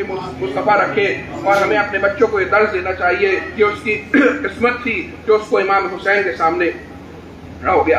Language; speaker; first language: Urdu; native; Urdu